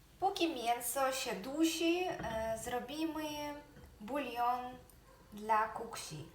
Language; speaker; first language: Polish; non-native, fluent; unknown